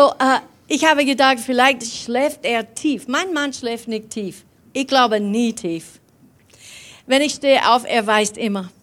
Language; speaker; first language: German; non-native, fluent; English